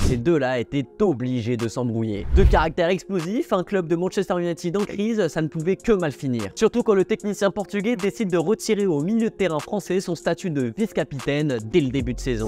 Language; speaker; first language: French; native; French